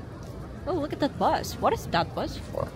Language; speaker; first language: English; non-native, learner; Korean